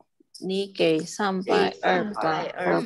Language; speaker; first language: Chinese; non-native, learner; Indonesian